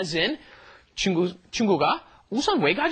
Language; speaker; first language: Korean; non-native, fluent; English